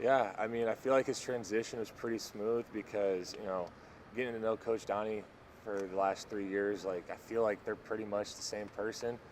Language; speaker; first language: English; native; English